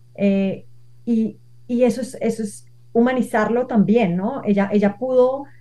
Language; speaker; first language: Spanish; native; Spanish